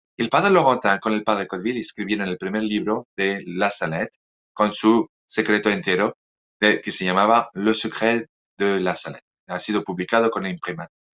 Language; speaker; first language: Spanish; non-native, fluent; French